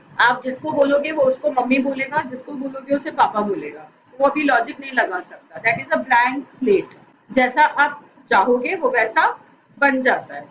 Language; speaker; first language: Hindi; native; Hindi